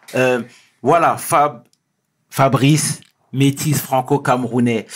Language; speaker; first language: French; early bilingual, other home language; Wolof